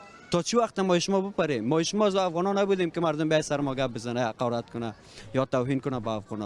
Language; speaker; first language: Persian; native; Persian